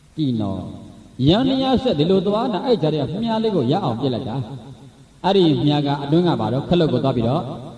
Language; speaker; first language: Burmese; native; Burmese